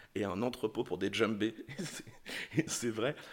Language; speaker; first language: French; native; French